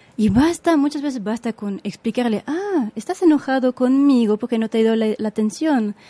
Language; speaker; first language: Spanish; non-native, fluent; French